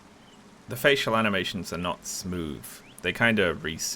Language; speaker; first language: English; native; English